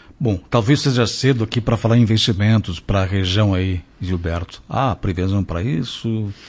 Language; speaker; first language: Portuguese; native; Portuguese